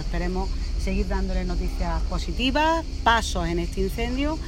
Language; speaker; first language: Spanish; native; Spanish